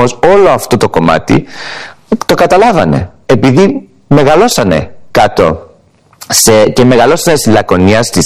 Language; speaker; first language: Greek; early bilingual, heritage; English